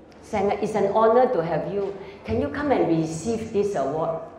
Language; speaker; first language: English; non-native, local second language; Cantonese